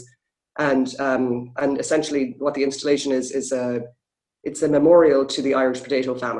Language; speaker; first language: English; native; English